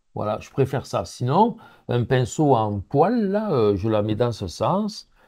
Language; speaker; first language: French; native; French